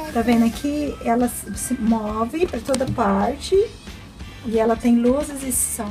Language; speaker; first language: Portuguese; native; Portuguese